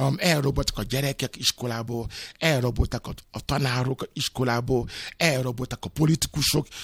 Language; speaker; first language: Hungarian; non-native, fluent; Yoruba